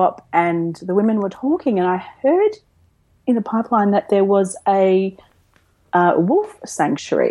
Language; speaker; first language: English; native; English